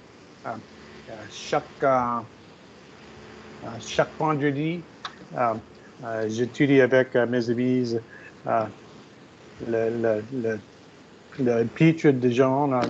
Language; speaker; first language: French; non-native, learner; English